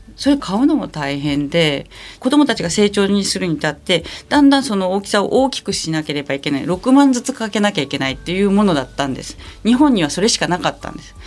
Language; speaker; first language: Japanese; native; Japanese